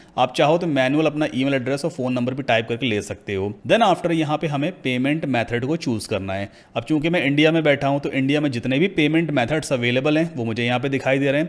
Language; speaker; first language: Hindi; native; Hindi